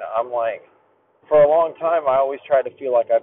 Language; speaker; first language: English; native; English